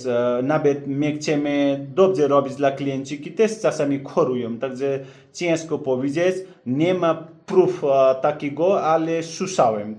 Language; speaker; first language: Polish; non-native, learner; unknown